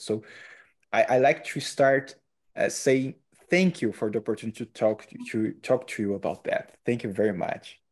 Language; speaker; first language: English; non-native, learner; Portuguese